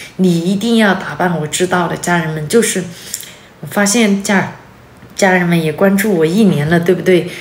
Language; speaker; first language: Chinese; non-native, local second language; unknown